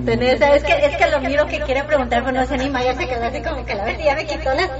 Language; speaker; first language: Spanish; native; Spanish